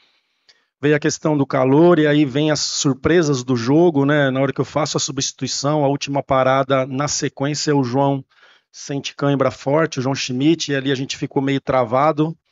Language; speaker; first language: Portuguese; native; Portuguese